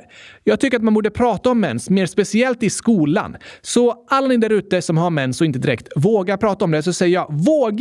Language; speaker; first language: Swedish; native; Swedish